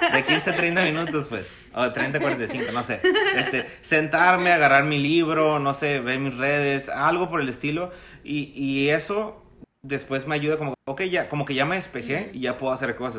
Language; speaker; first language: Spanish; native; Spanish